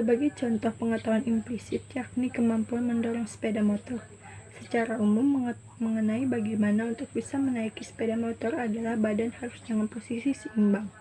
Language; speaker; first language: Indonesian; native; Indonesian